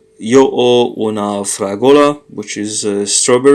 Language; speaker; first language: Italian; non-native, learner; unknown